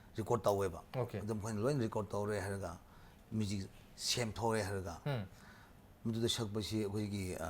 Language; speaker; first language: Manipuri; non-native, local second language; Tangkhul Naga (India)